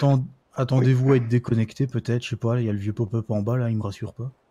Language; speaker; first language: French; native; French